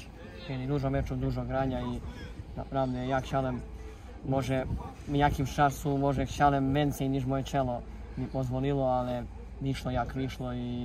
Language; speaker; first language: Polish; non-native, fluent; Serbian